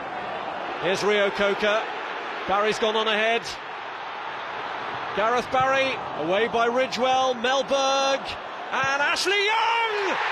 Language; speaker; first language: English; native; English